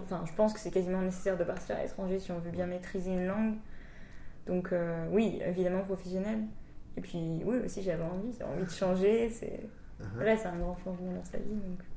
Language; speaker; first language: French; native; French